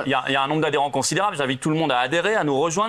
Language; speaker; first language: French; native; French